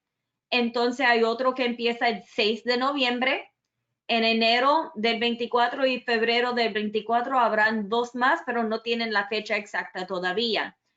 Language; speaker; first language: Spanish; early bilingual, other home language; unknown